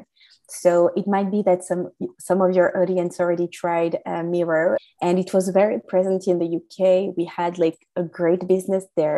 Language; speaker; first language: English; non-native, fluent; French